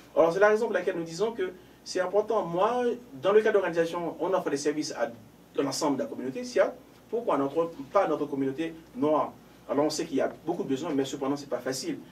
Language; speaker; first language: French; non-native, local second language; Haitian Creole